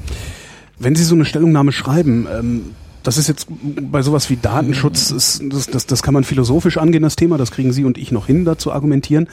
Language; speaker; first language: German; native; German